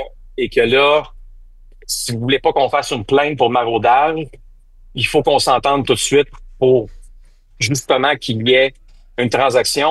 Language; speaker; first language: French; native; French